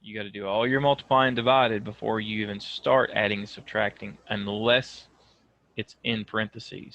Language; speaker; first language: English; native; English